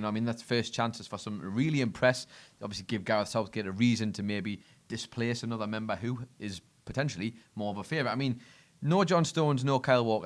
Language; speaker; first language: English; native; English